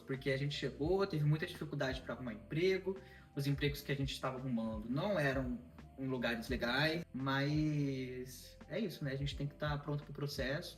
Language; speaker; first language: Portuguese; native; Portuguese